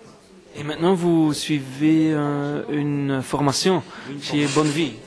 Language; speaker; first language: French; non-native, fluent; Dutch